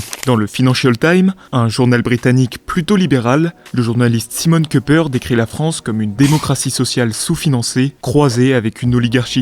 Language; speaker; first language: French; native; French